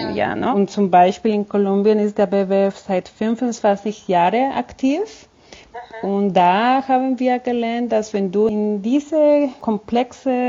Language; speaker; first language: German; non-native, fluent; Spanish